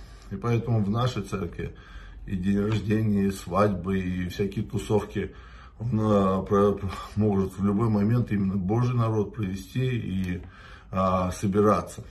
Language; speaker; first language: Russian; native; Russian